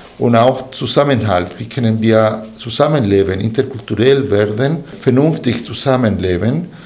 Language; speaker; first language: German; non-native, fluent; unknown